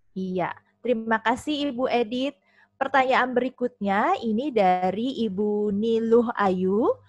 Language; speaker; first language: Indonesian; native; Indonesian